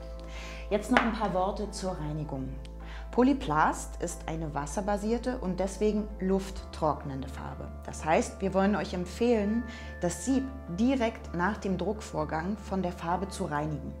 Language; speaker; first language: German; native; German